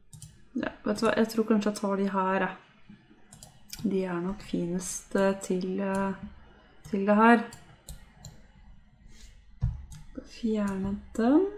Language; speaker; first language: Norwegian; native; Norwegian